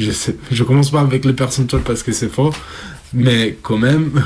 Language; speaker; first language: French; non-native, fluent; Italian